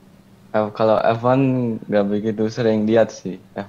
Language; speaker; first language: Indonesian; early bilingual, heritage; Indonesian